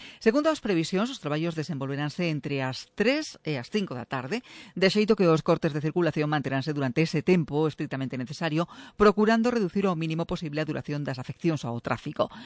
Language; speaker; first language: Galician; native; Galician